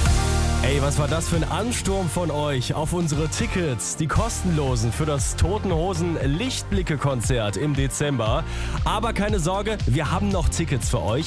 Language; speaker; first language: German; native; German